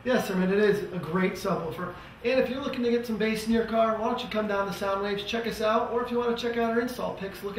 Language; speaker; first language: English; native; English